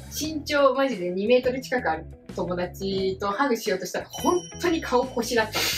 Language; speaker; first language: Japanese; early bilingual, heritage; Japanese